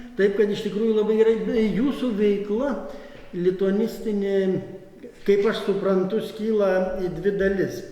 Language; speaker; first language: Lithuanian; native; Lithuanian